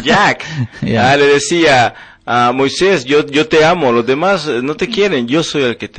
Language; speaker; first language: Spanish; native; Spanish